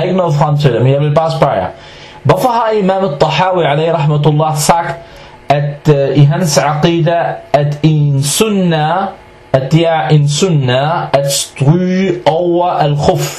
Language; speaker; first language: Danish; non-native, fluent; Arabic